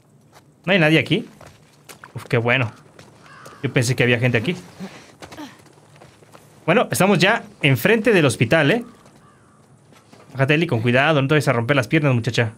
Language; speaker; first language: Spanish; native; Spanish